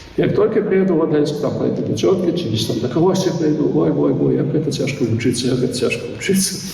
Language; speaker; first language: Belarusian; native; Belarusian